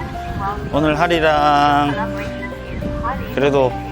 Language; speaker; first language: Korean; native; Korean